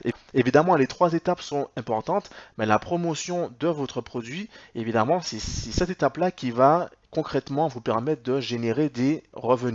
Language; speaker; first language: French; native; French